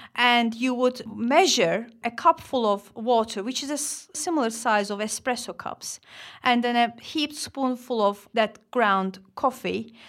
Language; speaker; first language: English; non-native, fluent; Turkish